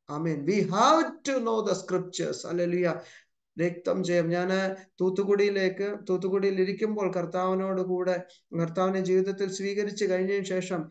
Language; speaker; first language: Malayalam; early bilingual, heritage; Malayalam